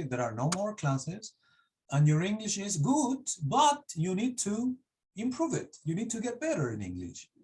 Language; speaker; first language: English; non-native, fluent; Spanish